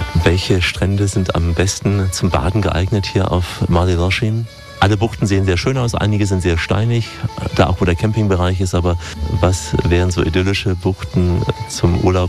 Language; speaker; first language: German; native; German